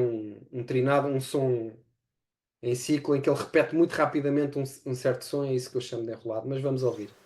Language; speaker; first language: Portuguese; native; Portuguese